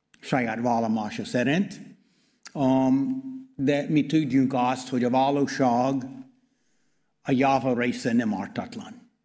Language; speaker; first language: Hungarian; non-native, learner; English